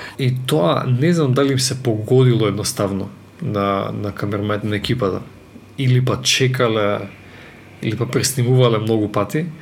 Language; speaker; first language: Macedonian; native; Macedonian